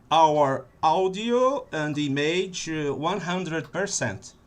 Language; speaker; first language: English; non-native, fluent; Portuguese